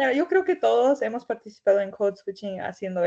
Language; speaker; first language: Spanish; early bilingual, heritage; Spanish